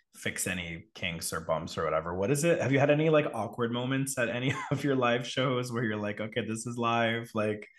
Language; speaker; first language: English; native; English